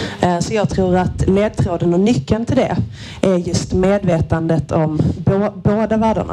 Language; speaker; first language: Swedish; native; Swedish